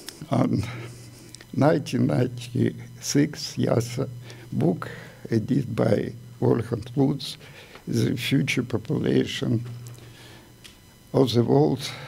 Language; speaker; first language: English; non-native, learner; Ukrainian